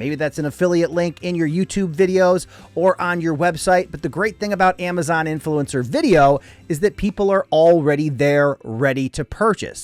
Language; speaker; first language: English; native; English